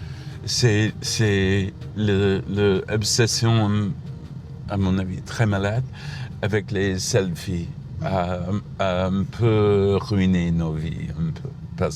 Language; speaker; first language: French; non-native, fluent; English